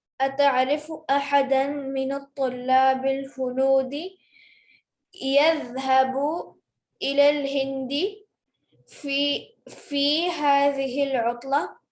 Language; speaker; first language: Arabic; non-native, learner; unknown